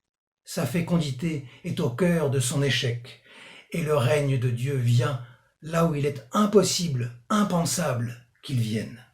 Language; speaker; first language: French; native; French